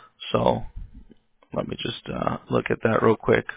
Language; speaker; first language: English; early bilingual, other home language; Spanish